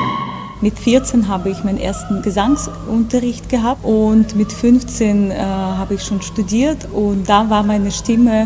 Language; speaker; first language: German; non-native, fluent; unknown